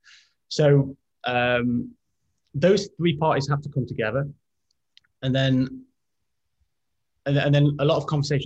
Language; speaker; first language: English; native; English